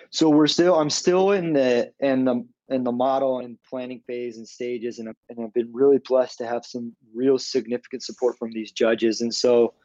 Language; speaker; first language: English; native; English